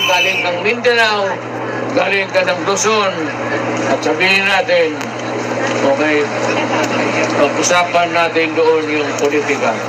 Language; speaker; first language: Filipino; non-native, local second language; Cebuano